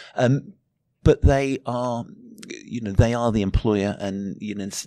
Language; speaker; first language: English; native; English